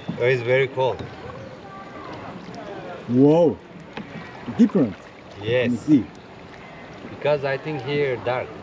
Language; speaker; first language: English; non-native, learner; Turkish